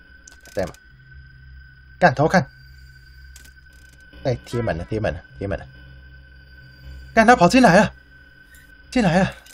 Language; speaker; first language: Chinese; native; Chinese